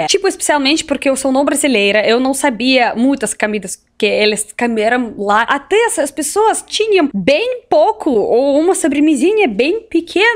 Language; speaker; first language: Portuguese; non-native, learner; Russian